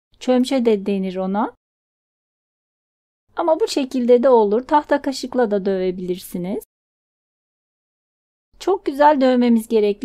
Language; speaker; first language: Turkish; native; Turkish